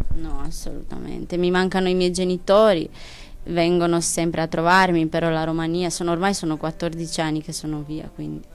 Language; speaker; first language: Italian; non-native, fluent; Romanian